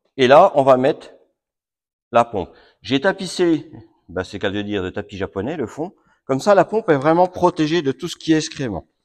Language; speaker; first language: French; native; French